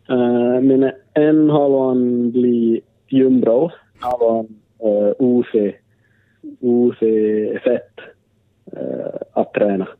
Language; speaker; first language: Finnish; non-native, local second language; Swedish